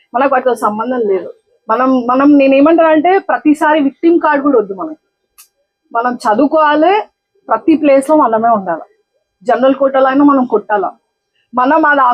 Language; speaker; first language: Telugu; native; Telugu